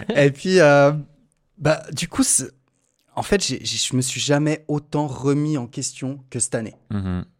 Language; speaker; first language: French; native; French